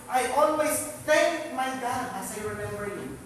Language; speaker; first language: English; non-native, local second language; Filipino